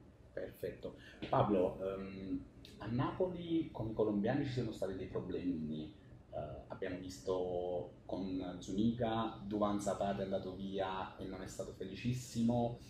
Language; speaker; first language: Italian; native; Italian